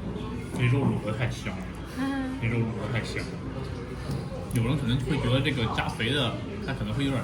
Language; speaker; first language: Chinese; native; Chinese